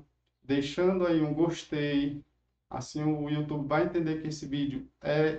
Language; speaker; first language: Portuguese; native; Portuguese